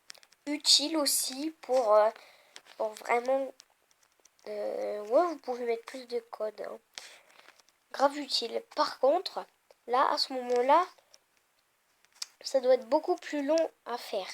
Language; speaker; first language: French; native; French